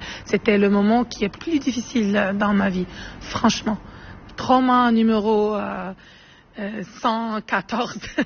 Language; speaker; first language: French; non-native, fluent; Arabic